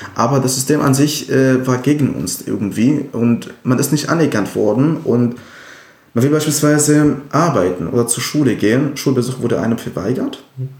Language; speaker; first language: German; non-native, fluent; Arabic